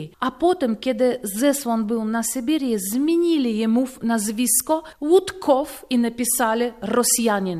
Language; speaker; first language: Polish; non-native, fluent; Russian